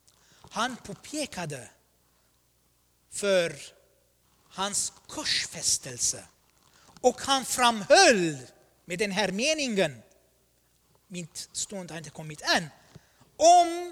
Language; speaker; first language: Swedish; non-native, fluent; Armenian